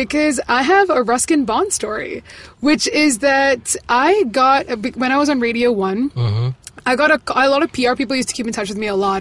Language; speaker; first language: English; non-native, local second language; Malayalam